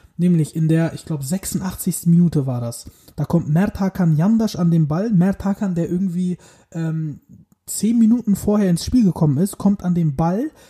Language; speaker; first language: German; early bilingual, other home language; Turkish